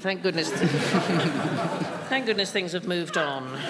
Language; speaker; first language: English; native; English